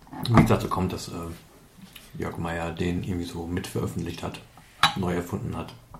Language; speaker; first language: German; native; German